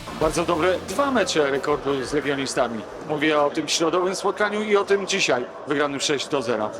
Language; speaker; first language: Polish; native; Polish